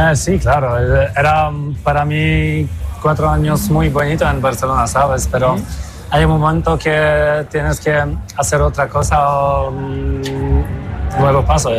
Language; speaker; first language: Spanish; non-native, fluent; Polish